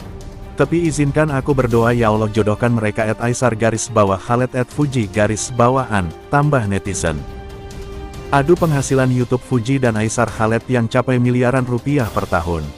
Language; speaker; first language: Indonesian; native; Indonesian